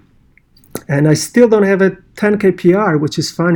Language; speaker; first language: English; non-native, fluent; Polish